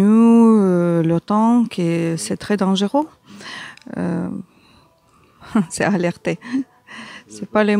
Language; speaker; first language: French; non-native, learner; Ukrainian